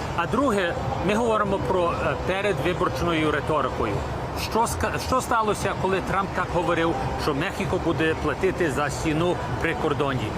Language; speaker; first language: Ukrainian; early bilingual, heritage; Ukrainian